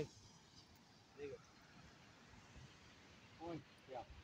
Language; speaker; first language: English; non-native, learner; Spanish